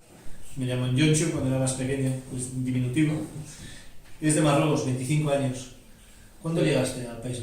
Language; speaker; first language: Spanish; native; Spanish